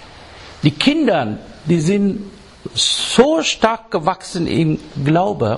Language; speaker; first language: German; non-native, learner; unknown